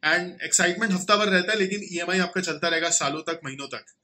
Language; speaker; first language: Hindi; native; Hindi